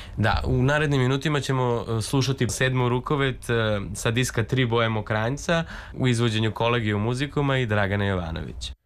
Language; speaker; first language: Serbian; native; Serbian